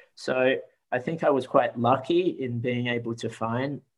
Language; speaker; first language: English; native; English